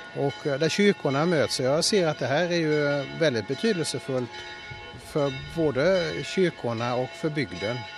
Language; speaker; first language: Swedish; native; Swedish